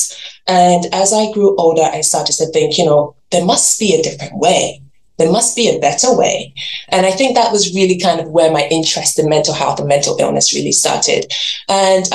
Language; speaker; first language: English; native; English